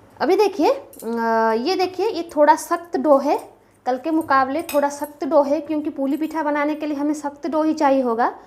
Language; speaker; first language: Hindi; non-native, local second language; Bangla